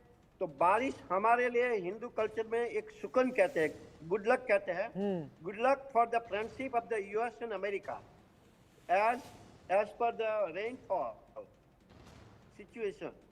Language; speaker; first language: Hindi; non-native, local second language; Gujarati